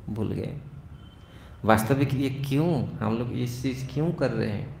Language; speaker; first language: Hindi; non-native, local second language; Odia